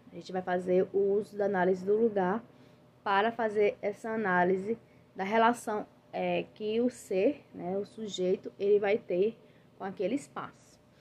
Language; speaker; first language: Portuguese; native; Portuguese